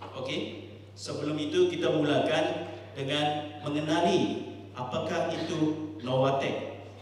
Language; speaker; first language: Malay; non-native, local second language; Chinese